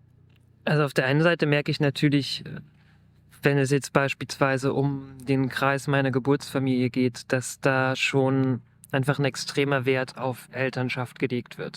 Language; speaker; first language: German; native; German